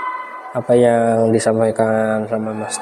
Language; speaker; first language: Indonesian; native; Indonesian